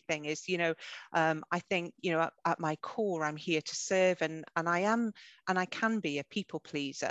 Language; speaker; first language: English; native; English